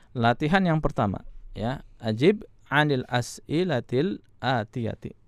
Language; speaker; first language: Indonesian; native; Indonesian